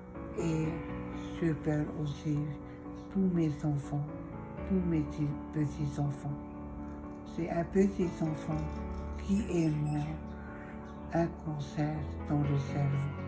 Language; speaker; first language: French; non-native, local second language; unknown